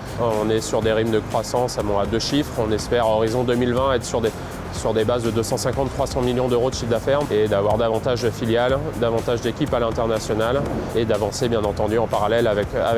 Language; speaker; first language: French; native; French